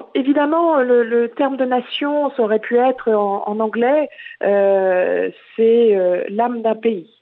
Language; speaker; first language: French; native; French